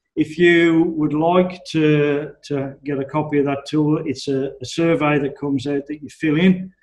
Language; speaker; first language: English; native; English